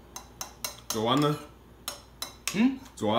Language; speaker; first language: Chinese; non-native, learner; English